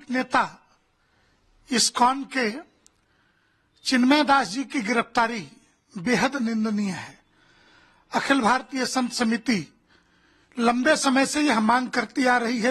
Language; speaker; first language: Hindi; native; Hindi